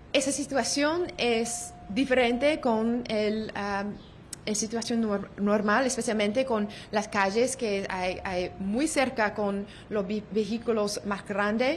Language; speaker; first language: Spanish; non-native, learner; English